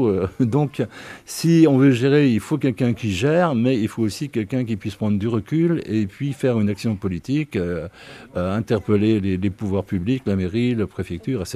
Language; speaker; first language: French; native; French